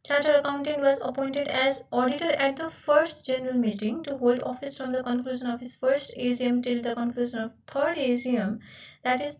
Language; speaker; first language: English; non-native, local second language; Nepali